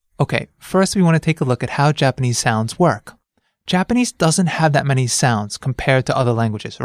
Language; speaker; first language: English; native; English